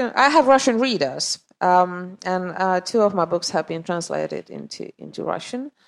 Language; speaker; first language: English; non-native, fluent; Finnish